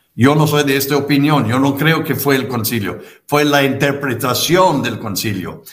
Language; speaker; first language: Spanish; non-native, fluent; English